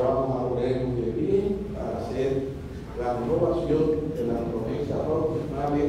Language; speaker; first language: Spanish; native; Spanish